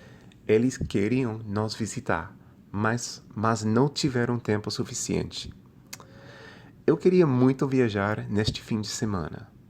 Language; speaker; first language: Portuguese; non-native, fluent; English